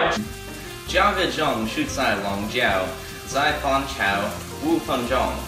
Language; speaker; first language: Chinese; non-native, learner; English